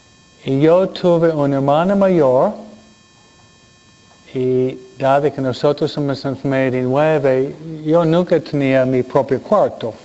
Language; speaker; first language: Spanish; non-native, fluent; English